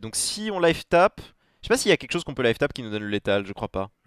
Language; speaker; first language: French; native; French